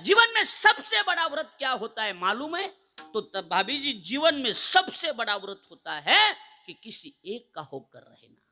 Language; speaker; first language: Hindi; non-native, local second language; Marathi